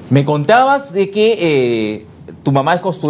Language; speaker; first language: Spanish; native; Spanish